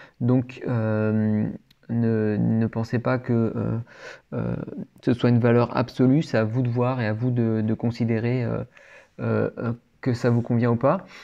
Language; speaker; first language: French; native; French